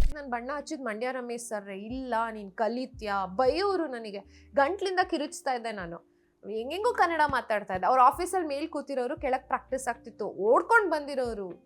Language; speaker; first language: Kannada; non-native, local second language; Rajasthani